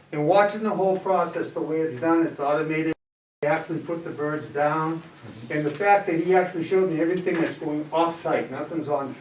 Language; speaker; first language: English; native; English